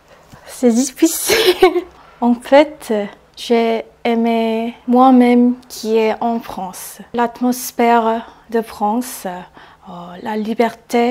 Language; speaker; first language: French; non-native, learner; Korean